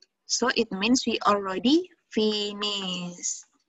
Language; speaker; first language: English; non-native, fluent; Indonesian